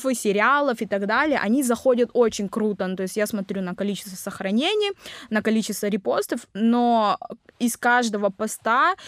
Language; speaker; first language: Russian; non-native, local second language; Vietnamese